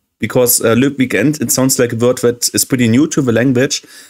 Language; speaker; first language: English; non-native, fluent; German